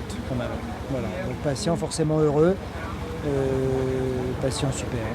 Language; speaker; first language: French; native; French